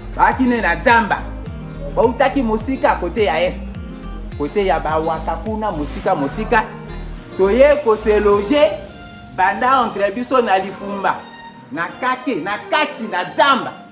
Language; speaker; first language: Lingala; native; Lingala